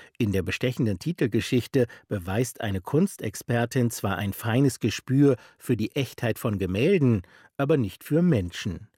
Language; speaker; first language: German; native; German